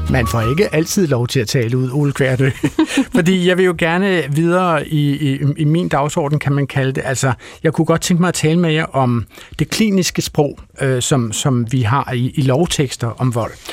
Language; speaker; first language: Danish; native; Danish